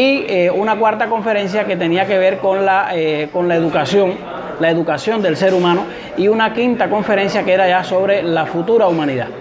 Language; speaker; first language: Spanish; native; Spanish